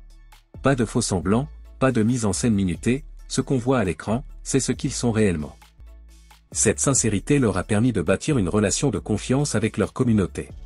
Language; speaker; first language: French; native; French